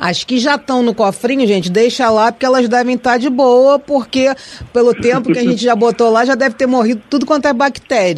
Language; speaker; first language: Portuguese; native; Portuguese